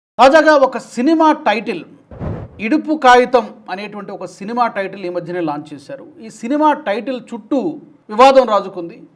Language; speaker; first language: Telugu; native; Telugu